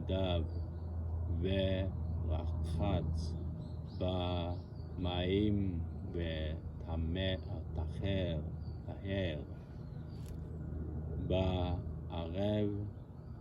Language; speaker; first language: Hebrew; non-native, learner; Japanese